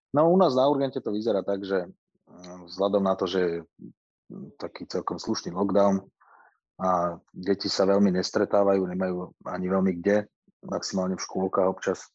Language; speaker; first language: Slovak; native; Slovak